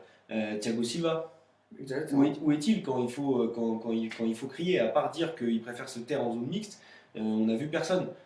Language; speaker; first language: French; native; French